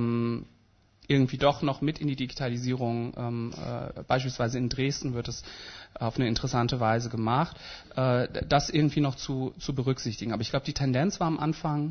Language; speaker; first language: German; native; German